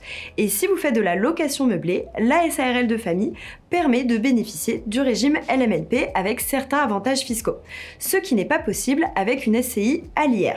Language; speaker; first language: French; native; French